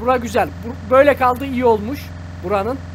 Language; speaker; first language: Turkish; native; Turkish